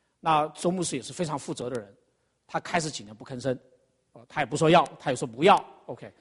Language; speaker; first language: Chinese; native; Chinese